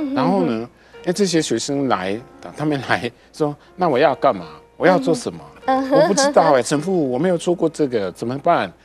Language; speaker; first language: Chinese; non-native, fluent; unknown